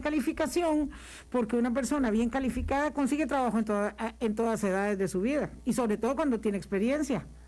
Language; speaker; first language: Spanish; native; Spanish